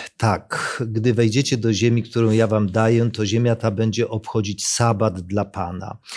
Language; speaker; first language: Polish; native; Polish